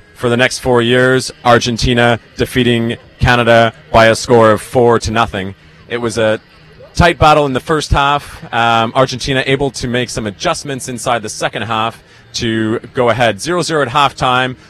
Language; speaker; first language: English; native; English